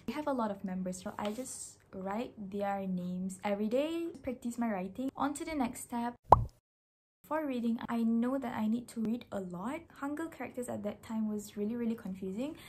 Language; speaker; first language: English; non-native, local second language; Malay